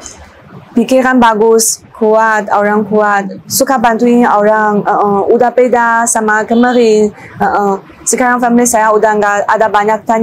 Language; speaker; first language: Indonesian; non-native, learner; Chinese